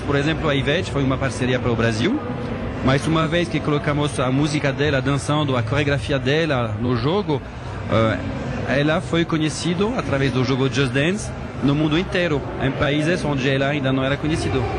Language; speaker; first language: Portuguese; non-native, fluent; French